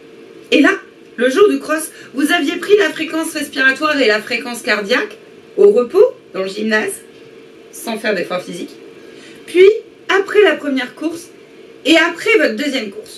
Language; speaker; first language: French; native; French